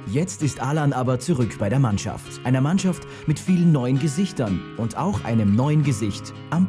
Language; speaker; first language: German; native; German